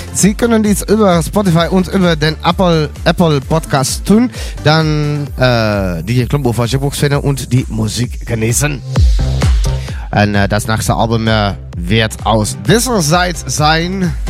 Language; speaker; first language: German; non-native, learner; Dutch